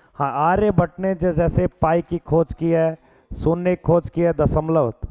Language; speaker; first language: Hindi; native; Hindi